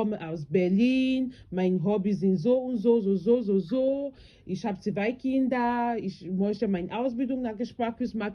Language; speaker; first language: German; non-native, learner; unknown